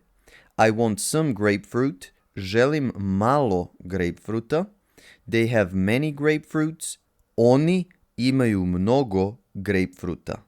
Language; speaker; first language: Serbian; native; Serbian